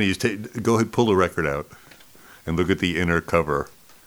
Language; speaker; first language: English; native; English